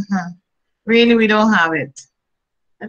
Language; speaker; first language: English; non-native, fluent; Spanish